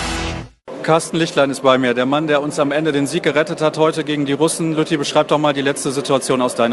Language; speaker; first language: German; native; German